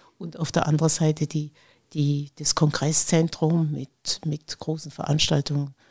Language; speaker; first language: German; native; German